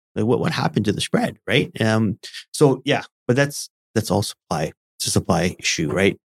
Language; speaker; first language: English; early bilingual, other home language; Arabic